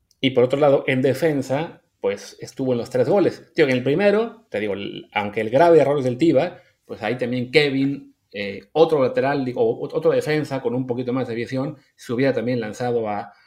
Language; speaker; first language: Spanish; native; Spanish